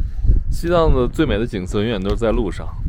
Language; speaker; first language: Chinese; native; Chinese